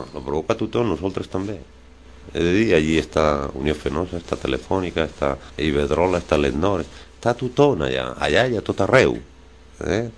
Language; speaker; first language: Catalan; non-native, local second language; Spanish